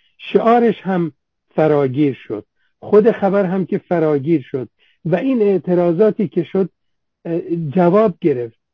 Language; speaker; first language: Persian; non-native, local second language; Central Kurdish